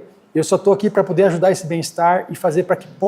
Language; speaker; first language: Portuguese; native; Portuguese